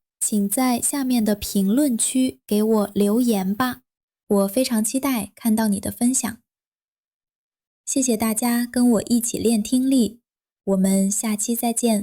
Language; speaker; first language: Chinese; non-native, fluent; Vietnamese